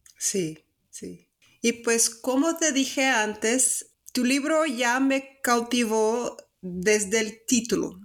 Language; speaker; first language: Spanish; non-native, fluent; Portuguese